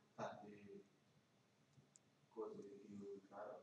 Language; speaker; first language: Italian; non-native, learner; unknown